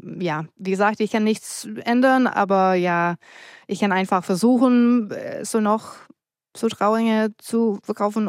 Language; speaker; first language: German; non-native, fluent; English